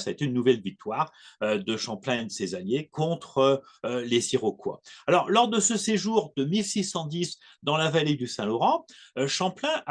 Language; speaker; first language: French; native; French